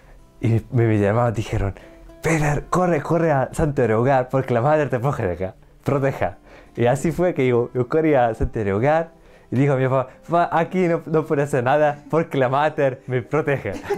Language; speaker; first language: Spanish; non-native, learner; Hungarian